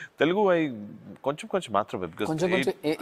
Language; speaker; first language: Telugu; non-native, learner; Hindi